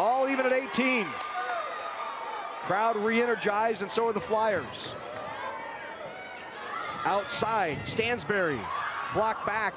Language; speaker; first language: English; native; English